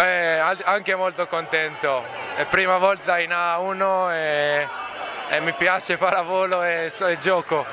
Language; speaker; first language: Italian; non-native, learner; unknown